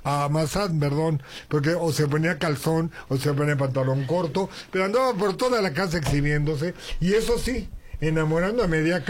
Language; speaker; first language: Spanish; native; Spanish